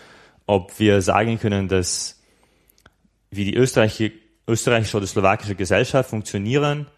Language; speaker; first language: German; non-native, fluent; Slovak